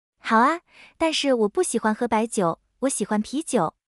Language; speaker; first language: Chinese; non-native, learner; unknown